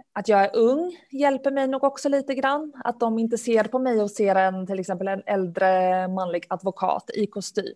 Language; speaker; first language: Swedish; early bilingual, other home language; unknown